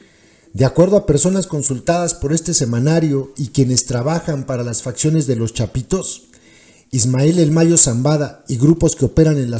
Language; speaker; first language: Spanish; native; Spanish